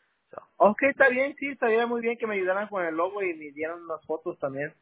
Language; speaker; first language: Spanish; native; Spanish